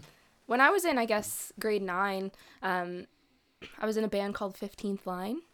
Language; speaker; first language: English; native; English